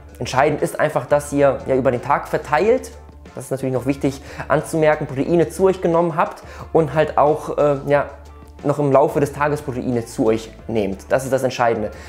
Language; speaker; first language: German; early bilingual, other home language; Polish